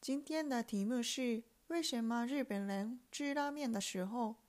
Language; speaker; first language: Chinese; non-native, fluent; Japanese